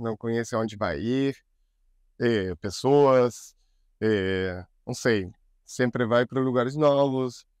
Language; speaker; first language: Portuguese; non-native, learner; Spanish